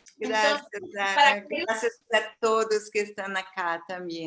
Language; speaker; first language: Spanish; non-native, fluent; Portuguese